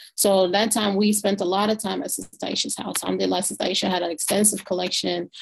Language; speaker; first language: English; native; English